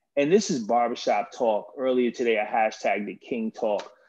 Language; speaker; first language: English; native; English